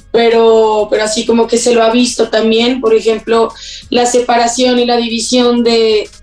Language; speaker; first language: Spanish; native; Spanish